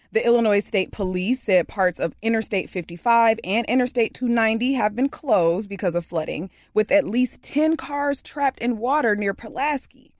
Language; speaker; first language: English; native; English